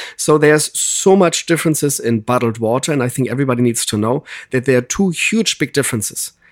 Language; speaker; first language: English; non-native, fluent; German